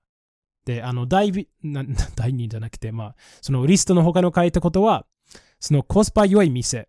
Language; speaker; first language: Japanese; non-native, fluent; English